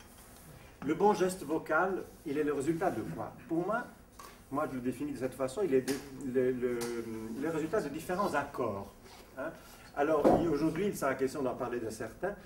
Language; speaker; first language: French; non-native, fluent; Italian